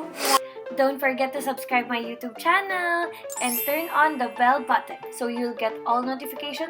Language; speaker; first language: English; non-native, local second language; Cebuano